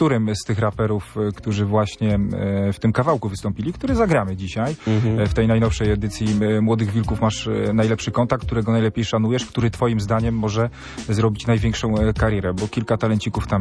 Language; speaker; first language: Polish; native; Polish